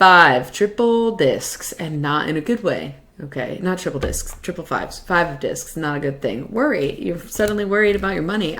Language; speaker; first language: English; native; English